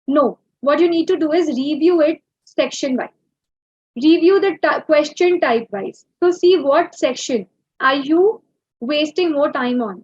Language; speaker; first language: English; non-native, local second language; Hindi